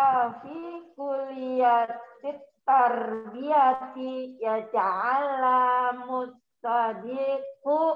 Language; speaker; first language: Arabic; non-native, learner; Indonesian